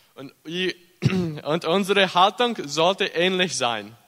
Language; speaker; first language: German; early bilingual, heritage; English